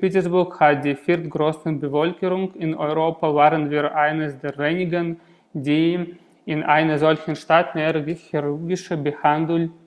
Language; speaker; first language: German; non-native, learner; Russian